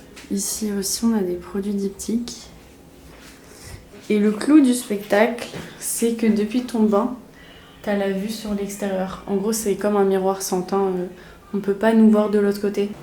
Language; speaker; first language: French; native; French